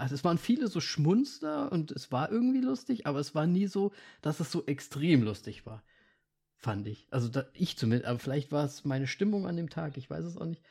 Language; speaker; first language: German; native; German